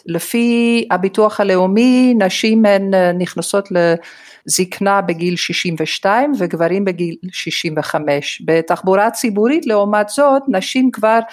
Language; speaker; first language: Hebrew; non-native, fluent; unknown